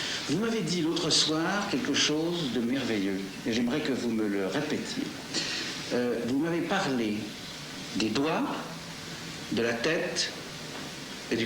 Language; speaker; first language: French; native; French